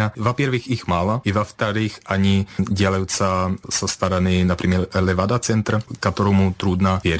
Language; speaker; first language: Russian; non-native, fluent; Czech